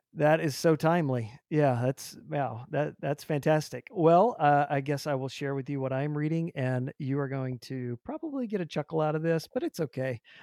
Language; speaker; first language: English; native; English